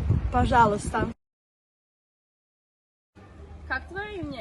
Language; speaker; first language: Russian; non-native, learner; Croatian